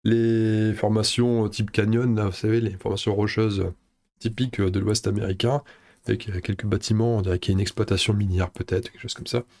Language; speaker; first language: French; native; French